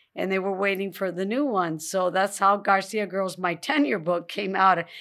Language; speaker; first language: English; early bilingual, other home language; Spanish